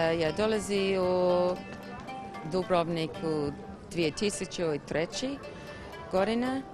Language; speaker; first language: Croatian; non-native, learner; English